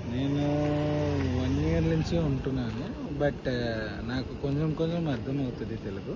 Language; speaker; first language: Telugu; non-native, learner; Tamil